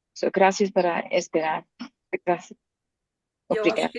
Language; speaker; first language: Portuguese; non-native, learner; English